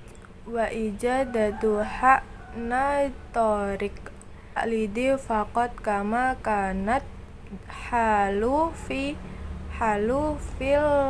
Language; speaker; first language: Arabic; non-native, learner; Indonesian